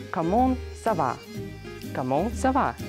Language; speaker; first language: French; non-native, learner; Russian